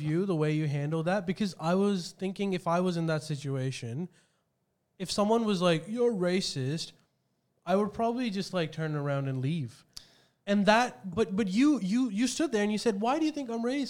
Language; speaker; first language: English; non-native, local second language; Urdu